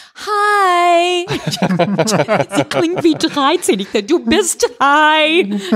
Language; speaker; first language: German; non-native, fluent; English